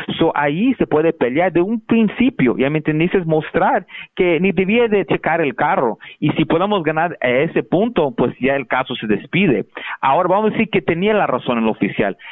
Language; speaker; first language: Spanish; early bilingual, heritage; Spanish